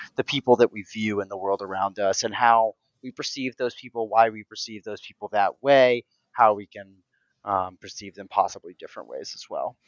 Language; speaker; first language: English; native; English